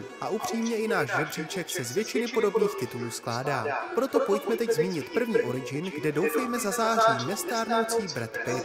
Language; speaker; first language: Czech; native; Czech